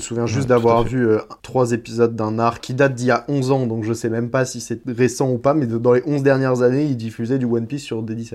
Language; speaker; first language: French; native; French